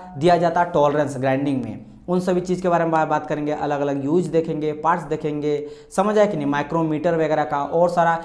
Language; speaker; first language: Hindi; non-native, local second language; Marathi